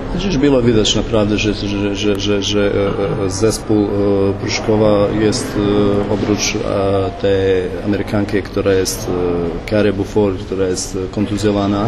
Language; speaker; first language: Polish; non-native, fluent; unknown